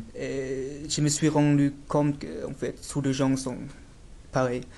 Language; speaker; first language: French; non-native, fluent; German